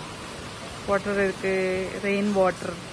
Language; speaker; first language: Tamil; non-native, local second language; Urdu